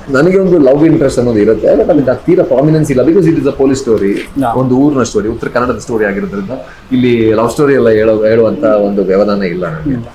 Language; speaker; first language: Kannada; non-native, local second language; Tulu